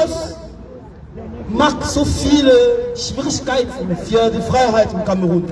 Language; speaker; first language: German; non-native, learner; French